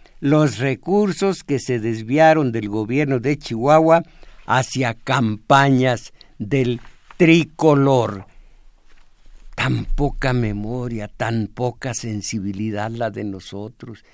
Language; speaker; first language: Spanish; native; Spanish